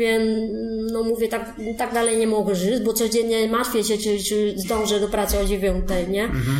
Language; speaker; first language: Polish; non-native, fluent; Vietnamese